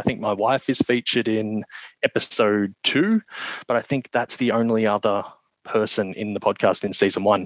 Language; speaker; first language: English; native; English